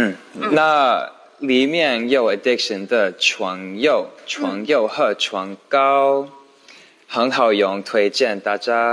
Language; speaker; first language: Chinese; non-native, learner; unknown